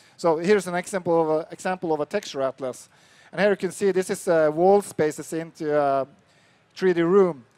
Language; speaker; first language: English; non-native, fluent; Norwegian